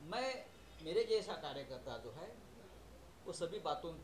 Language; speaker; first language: Hindi; non-native, local second language; Marathi